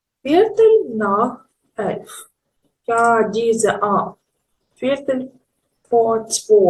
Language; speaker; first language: German; non-native, learner; Ukrainian